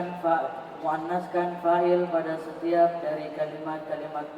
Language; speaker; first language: Indonesian; native; Indonesian